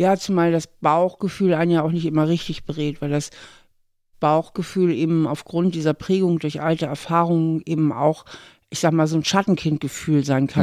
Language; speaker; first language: German; native; German